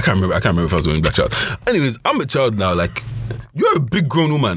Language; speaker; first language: English; non-native, local second language; Yoruba